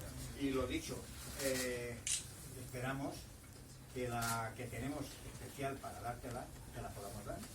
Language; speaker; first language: Spanish; native; Spanish